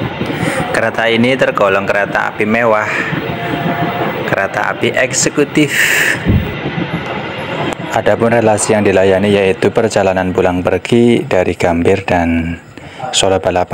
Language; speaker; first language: Indonesian; native; Indonesian